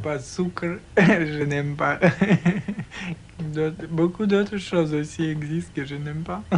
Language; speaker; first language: French; non-native, fluent; Russian